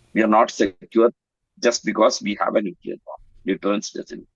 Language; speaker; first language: English; non-native, local second language; Malayalam